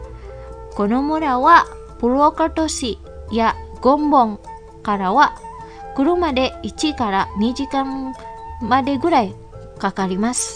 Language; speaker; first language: Japanese; non-native, fluent; Indonesian